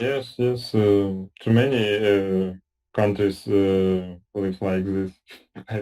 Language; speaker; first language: English; non-native, learner; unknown